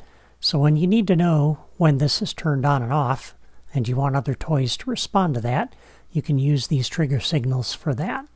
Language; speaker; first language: English; native; English